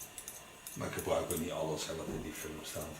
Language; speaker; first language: Dutch; native; Dutch